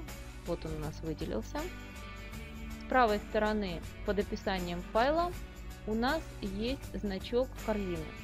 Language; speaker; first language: Russian; native; Russian